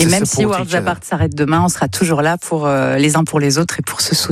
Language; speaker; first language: French; native; French